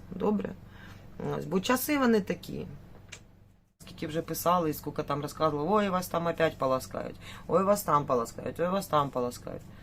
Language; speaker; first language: Ukrainian; native; Ukrainian